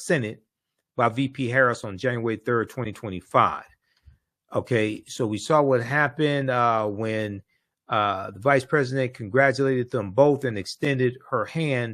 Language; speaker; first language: English; native; English